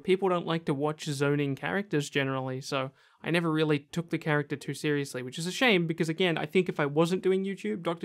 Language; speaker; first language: English; native; English